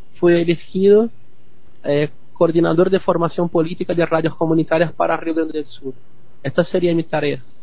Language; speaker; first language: Spanish; non-native, fluent; Portuguese